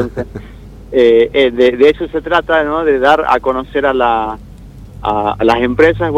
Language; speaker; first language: Spanish; native; Spanish